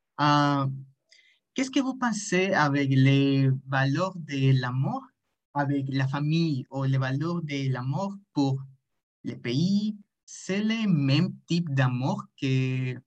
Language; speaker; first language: French; non-native, learner; Spanish